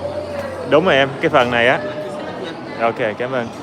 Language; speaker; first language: Vietnamese; early bilingual, heritage; Vietnamese